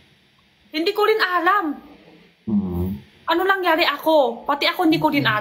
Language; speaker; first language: Filipino; non-native, learner; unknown